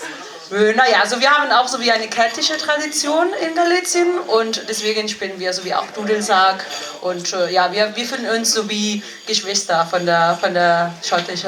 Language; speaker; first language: German; non-native, fluent; Galician